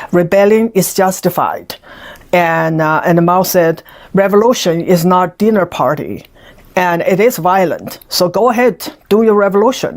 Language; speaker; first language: English; non-native, fluent; Chinese